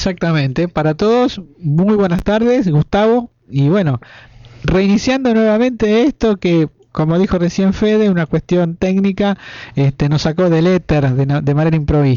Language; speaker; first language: Spanish; native; Spanish